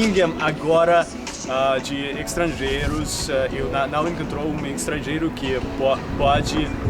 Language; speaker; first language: Portuguese; non-native, learner; Ukrainian